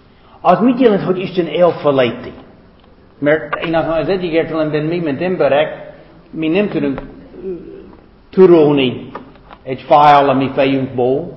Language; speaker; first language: Hungarian; non-native, fluent; English